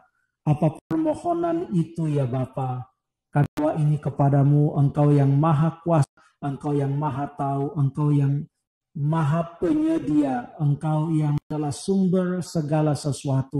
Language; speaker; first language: Indonesian; native; Indonesian